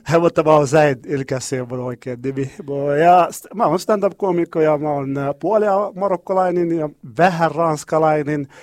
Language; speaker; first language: Finnish; non-native, learner; Arabic